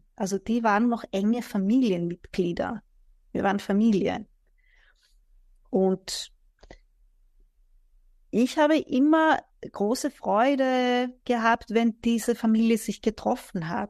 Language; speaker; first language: German; non-native, fluent; Greek